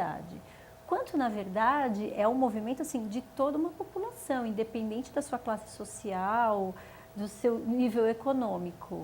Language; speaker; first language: Portuguese; native; Portuguese